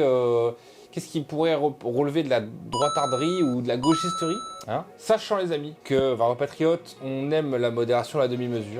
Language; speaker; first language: French; native; French